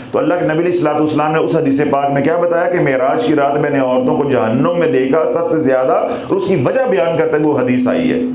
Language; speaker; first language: Urdu; non-native, local second language; Punjabi